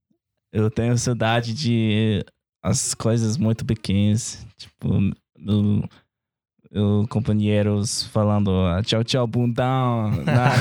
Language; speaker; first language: Portuguese; non-native, learner; English